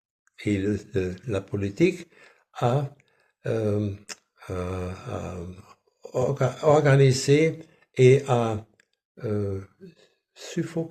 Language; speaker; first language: French; non-native, fluent; German